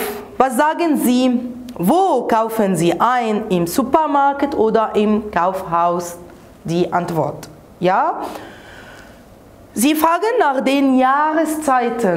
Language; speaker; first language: German; non-native, fluent; Arabic